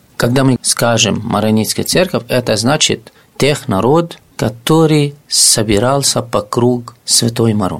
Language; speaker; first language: Russian; non-native, fluent; Arabic